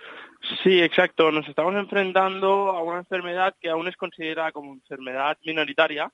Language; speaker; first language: Spanish; native; Spanish